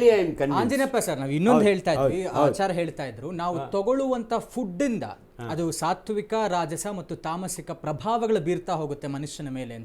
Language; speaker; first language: Kannada; native; Kannada